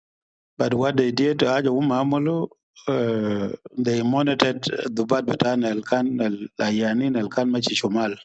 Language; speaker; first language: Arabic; non-native, local second language; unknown